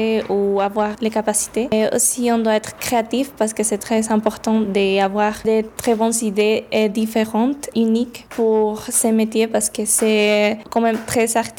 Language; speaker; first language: French; early bilingual, other home language; Spanish